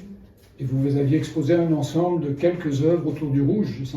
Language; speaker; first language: French; native; French